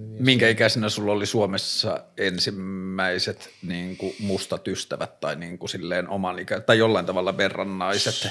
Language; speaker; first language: Finnish; native; Finnish